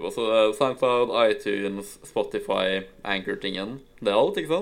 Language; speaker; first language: Norwegian; native; Norwegian